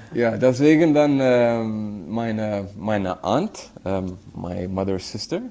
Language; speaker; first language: German; early bilingual, other home language; English